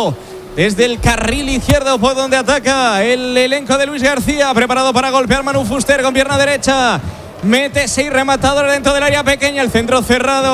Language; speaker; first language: Spanish; native; Spanish